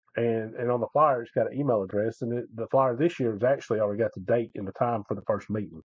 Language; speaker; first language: English; native; English